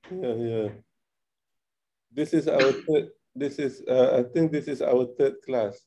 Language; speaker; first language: English; non-native, local second language; Malay